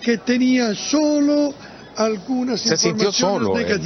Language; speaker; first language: Spanish; non-native, fluent; Italian